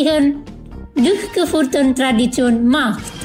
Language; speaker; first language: German; non-native, fluent; Indonesian